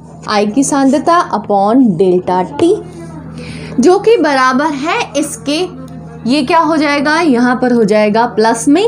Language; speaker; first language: Hindi; native; Hindi